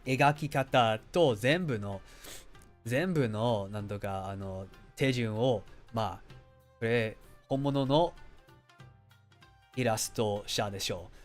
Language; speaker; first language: Japanese; non-native, learner; English